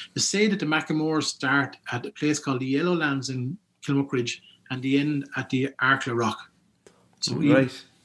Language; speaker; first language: English; native; English